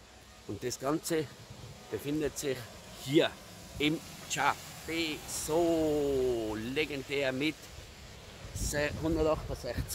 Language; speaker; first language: German; native; German